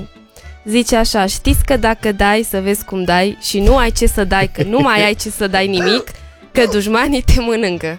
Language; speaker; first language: Romanian; native; Romanian